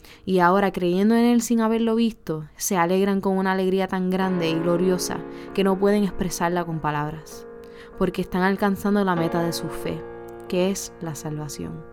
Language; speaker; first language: Spanish; early bilingual, heritage; Spanish